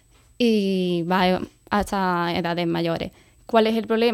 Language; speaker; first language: Spanish; native; Spanish